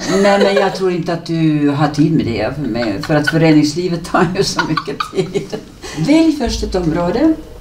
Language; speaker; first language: Swedish; native; Swedish